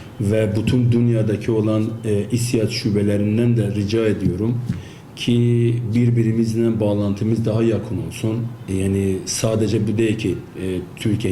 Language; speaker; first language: Turkish; non-native, fluent; Azerbaijani